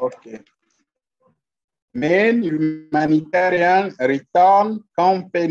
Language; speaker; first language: English; non-native, learner; French